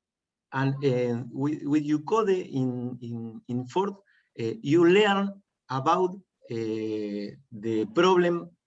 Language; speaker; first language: English; non-native, learner; Spanish